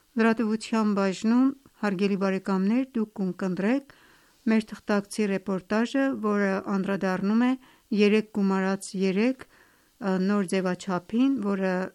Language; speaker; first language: Armenian; native; Armenian